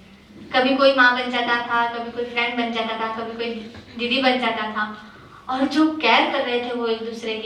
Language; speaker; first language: Hindi; native; Hindi